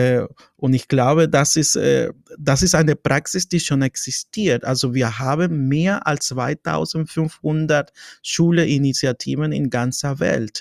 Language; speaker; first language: German; non-native, fluent; Spanish